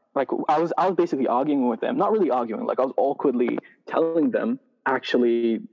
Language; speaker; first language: English; non-native, fluent; Arabic